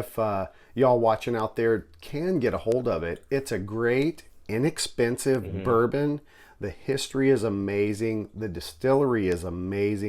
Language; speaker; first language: English; native; English